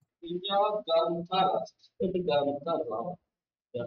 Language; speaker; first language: Persian; non-native, fluent; Urdu